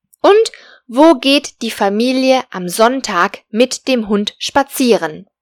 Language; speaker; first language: German; non-native, fluent; Spanish